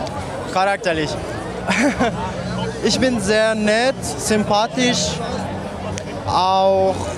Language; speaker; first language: German; non-native, learner; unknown